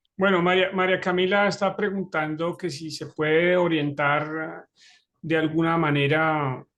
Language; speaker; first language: Spanish; native; Spanish